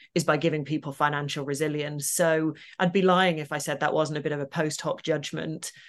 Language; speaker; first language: English; native; English